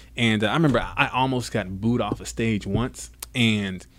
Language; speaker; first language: English; native; English